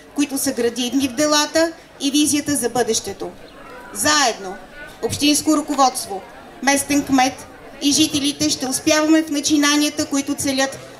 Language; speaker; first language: Bulgarian; native; Bulgarian